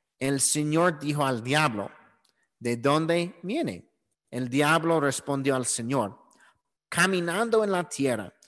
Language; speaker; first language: Spanish; non-native, learner; English